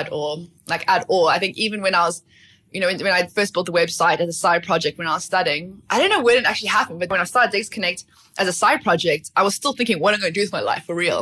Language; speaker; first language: English; native; English